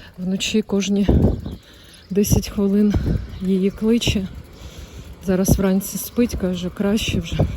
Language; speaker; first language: Ukrainian; non-native, local second language; Russian